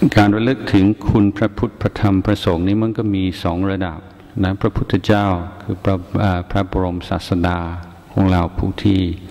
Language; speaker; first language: Thai; non-native, fluent; English